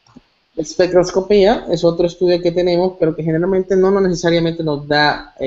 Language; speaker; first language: Spanish; native; Spanish